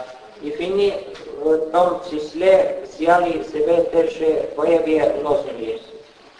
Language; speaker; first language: Russian; non-native, fluent; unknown